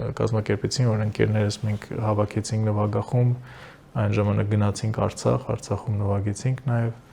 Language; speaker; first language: Armenian; native; Armenian